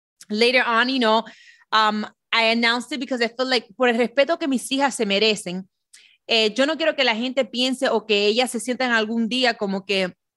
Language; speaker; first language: Spanish; early bilingual, other home language; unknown